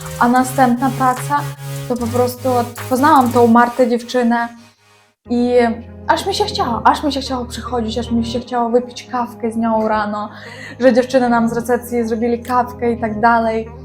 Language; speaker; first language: Polish; non-native, learner; Ukrainian